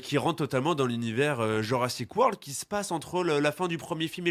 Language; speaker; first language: French; native; French